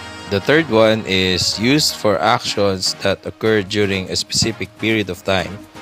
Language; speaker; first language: English; non-native, local second language; Filipino